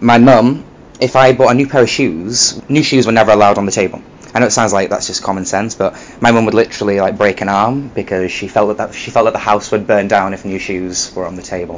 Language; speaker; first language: English; native; English